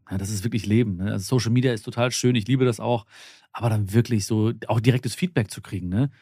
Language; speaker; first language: German; early bilingual, other home language; Malayalam